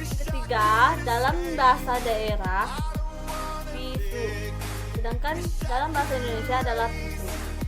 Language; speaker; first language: Indonesian; non-native, local second language; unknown